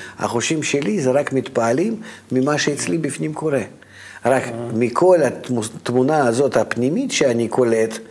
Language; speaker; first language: Hebrew; non-native, fluent; Russian